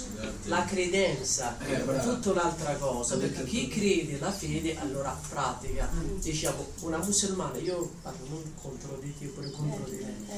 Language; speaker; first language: Italian; non-native, learner; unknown